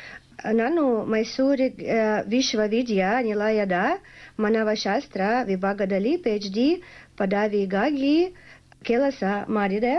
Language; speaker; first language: Kannada; non-native, learner; Russian